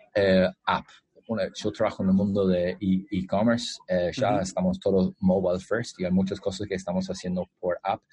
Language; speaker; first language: Spanish; non-native, fluent; English